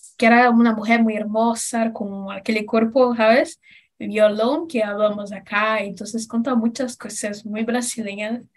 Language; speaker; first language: Spanish; non-native, learner; Portuguese